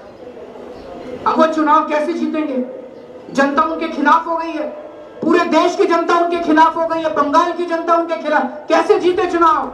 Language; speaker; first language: Hindi; native; Hindi